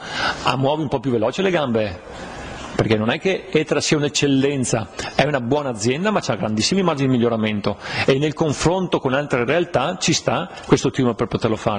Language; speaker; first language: Italian; native; Italian